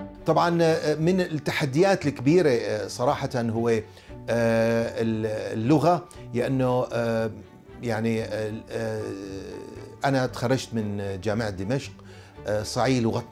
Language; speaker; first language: Arabic; native; Arabic